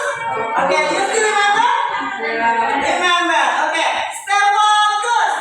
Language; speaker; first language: English; non-native, learner; Indonesian